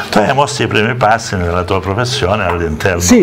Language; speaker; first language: Italian; native; Italian